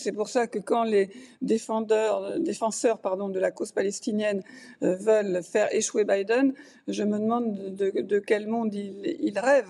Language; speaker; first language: French; native; French